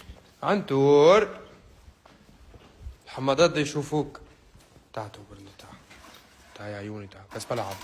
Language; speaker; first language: Arabic; native; Arabic